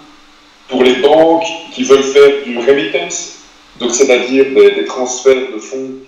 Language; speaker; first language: French; native; French